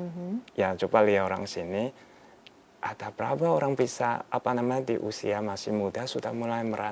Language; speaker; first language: Indonesian; non-native, fluent; Chinese